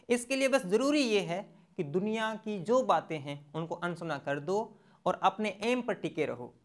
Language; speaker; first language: Hindi; native; Hindi